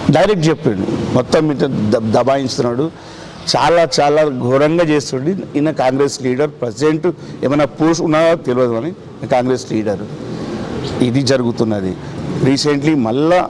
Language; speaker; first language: Telugu; native; Telugu